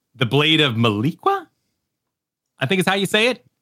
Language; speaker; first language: English; native; English